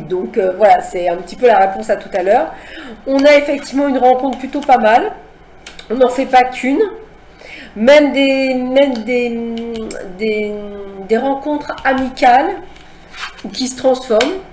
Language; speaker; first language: French; native; French